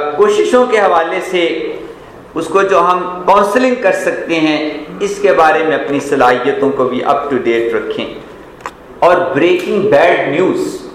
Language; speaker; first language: Urdu; non-native, local second language; Punjabi